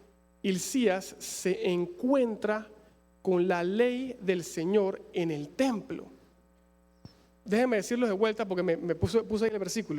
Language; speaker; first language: Spanish; native; Spanish